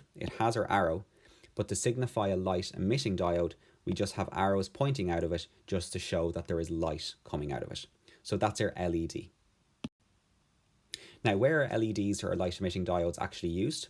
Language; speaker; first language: English; native; English